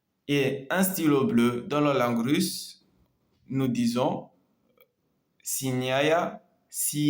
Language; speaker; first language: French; non-native, local second language; Comorian